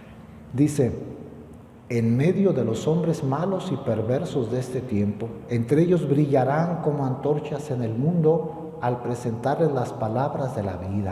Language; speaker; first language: Spanish; native; Spanish